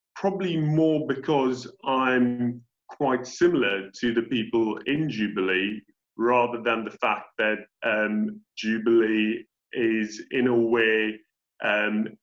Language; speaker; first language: English; native; English